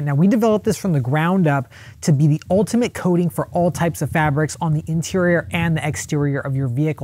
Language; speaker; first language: English; native; English